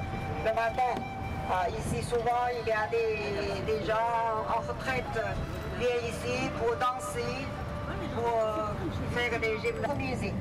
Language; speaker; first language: French; non-native, fluent; Chinese